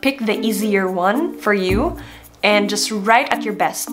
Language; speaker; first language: English; non-native, local second language; Filipino